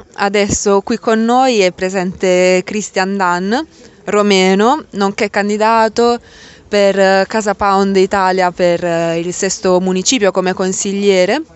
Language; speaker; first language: Italian; native; Italian